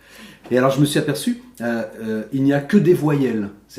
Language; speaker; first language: French; native; French